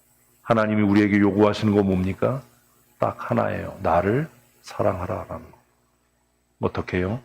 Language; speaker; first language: Korean; native; Korean